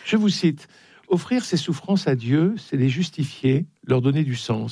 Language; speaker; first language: French; native; French